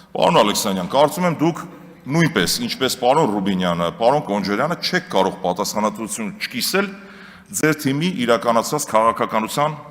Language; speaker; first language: Armenian; native; Armenian